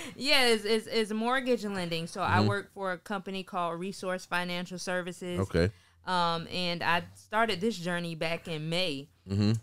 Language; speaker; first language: English; native; English